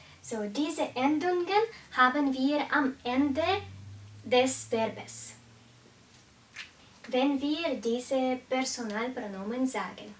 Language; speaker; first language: German; non-native, fluent; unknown